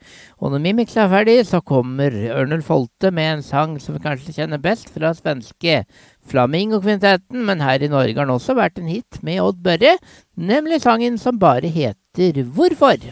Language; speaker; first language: Norwegian; native; Norwegian